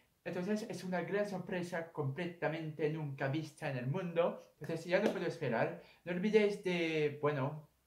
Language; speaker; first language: Spanish; non-native, fluent; French